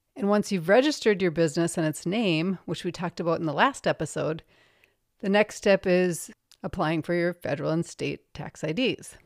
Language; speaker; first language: English; native; English